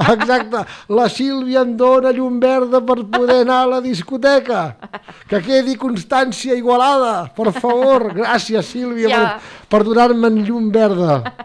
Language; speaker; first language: Catalan; native; Catalan